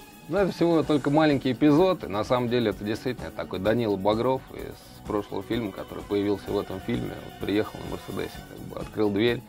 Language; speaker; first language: Russian; native; Russian